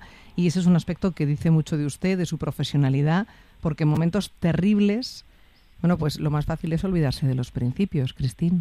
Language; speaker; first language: Spanish; native; Spanish